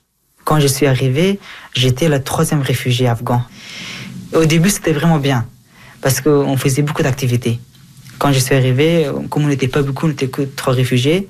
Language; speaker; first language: French; non-native, fluent; Persian